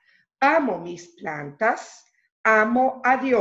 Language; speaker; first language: Spanish; non-native, fluent; Portuguese